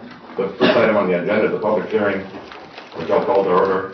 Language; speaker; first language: English; native; English